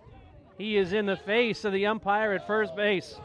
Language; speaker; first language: English; native; English